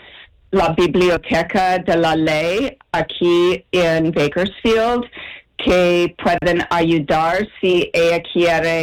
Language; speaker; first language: Spanish; non-native, learner; English